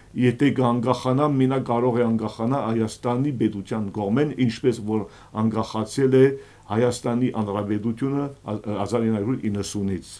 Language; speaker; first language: Armenian; early bilingual, heritage; Armenian